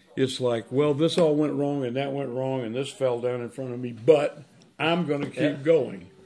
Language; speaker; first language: English; native; English